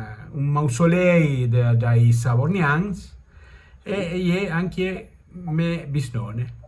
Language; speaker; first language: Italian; early bilingual, heritage; Spanish